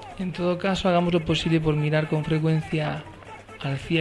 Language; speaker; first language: Spanish; native; Spanish